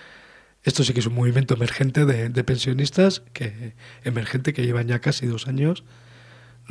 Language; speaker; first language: Spanish; native; Spanish